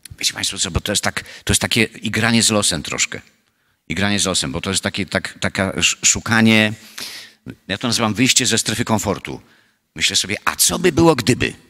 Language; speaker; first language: Polish; native; Polish